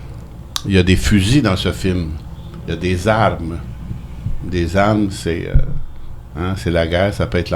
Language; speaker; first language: French; native; French